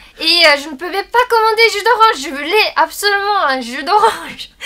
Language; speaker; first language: French; non-native, learner; Japanese